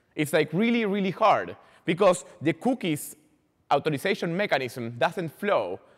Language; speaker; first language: English; non-native, fluent; Spanish